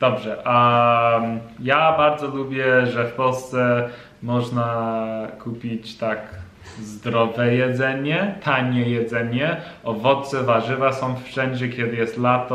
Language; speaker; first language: Polish; non-native, learner; English